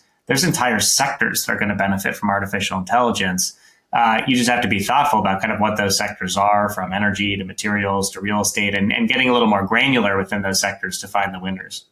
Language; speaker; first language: English; native; English